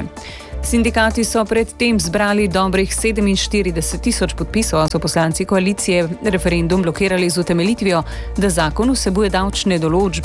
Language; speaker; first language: Slovenian; native; Slovenian